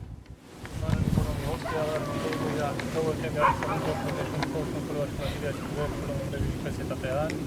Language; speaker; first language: Slovak; native; Slovak